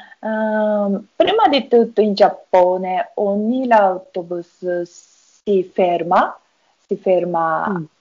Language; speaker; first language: Italian; non-native, learner; Japanese